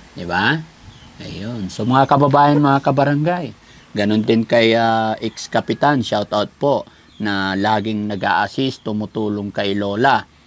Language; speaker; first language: Filipino; non-native, local second language; Pangasinan